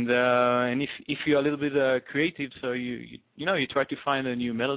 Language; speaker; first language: English; non-native, fluent; French